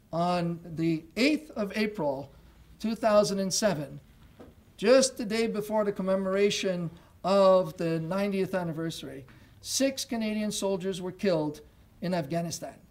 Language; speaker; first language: English; non-native, local second language; French